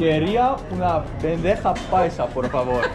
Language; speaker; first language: Spanish; non-native, learner; English